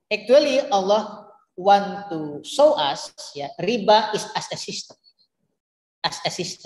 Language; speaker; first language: English; non-native, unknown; Indonesian